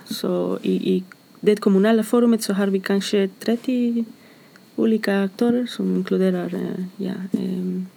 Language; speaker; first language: Swedish; non-native, fluent; Spanish